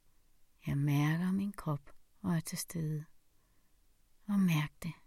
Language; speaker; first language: Danish; native; Danish